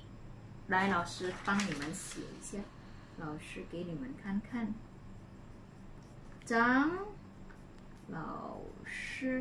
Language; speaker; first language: Chinese; non-native, fluent; Indonesian